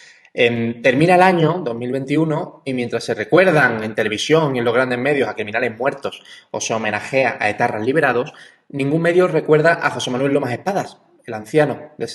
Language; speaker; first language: Spanish; native; Spanish